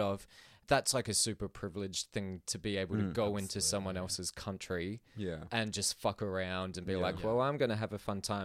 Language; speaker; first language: English; non-native, local second language; Filipino